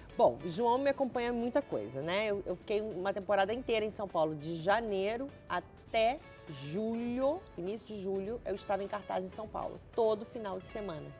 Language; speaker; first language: Portuguese; native; Portuguese